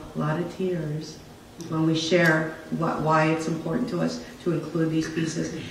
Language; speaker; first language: English; native; English